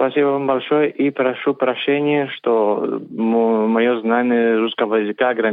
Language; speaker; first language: Russian; non-native, learner; Greek